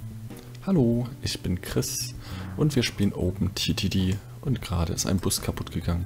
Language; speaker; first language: German; native; German